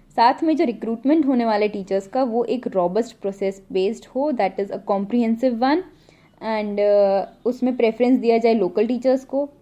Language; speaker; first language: Hindi; non-native, local second language; Gujarati